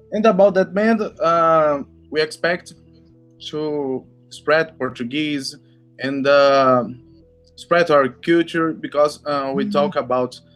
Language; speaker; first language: English; non-native, learner; Portuguese